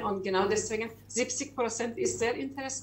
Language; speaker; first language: German; non-native, learner; Persian